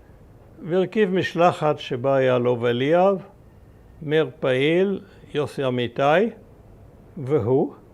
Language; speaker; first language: Hebrew; early bilingual, other home language; German